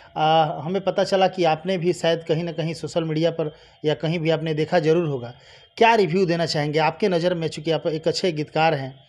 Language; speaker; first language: Hindi; native; Hindi